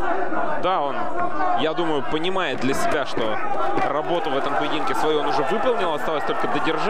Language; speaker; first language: Russian; native; Russian